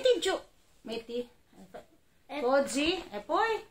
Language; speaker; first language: Italian; non-native, learner; Filipino